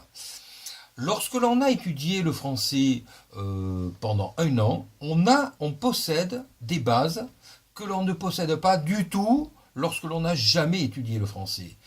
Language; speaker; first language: French; native; French